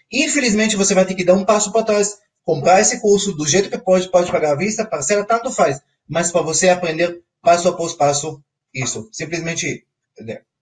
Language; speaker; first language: Portuguese; non-native, fluent; Hebrew